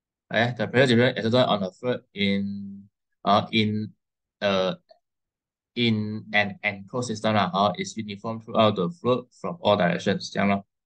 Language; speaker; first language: English; non-native, local second language; Chinese